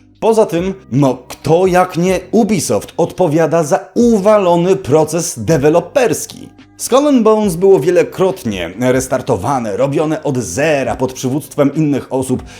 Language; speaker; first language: Polish; native; Polish